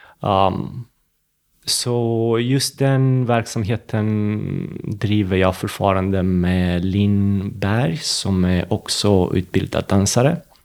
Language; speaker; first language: Swedish; non-native, fluent; Romanian